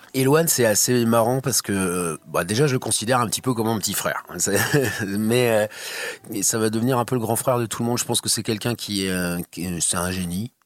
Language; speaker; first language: French; native; French